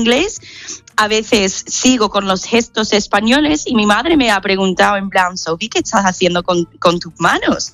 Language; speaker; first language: Spanish; non-native, fluent; English